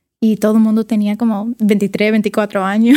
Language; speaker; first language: Spanish; early bilingual, other home language; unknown